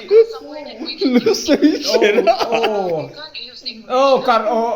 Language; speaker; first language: English; non-native, local second language; Mizo